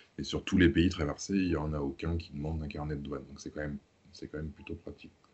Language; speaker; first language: French; native; French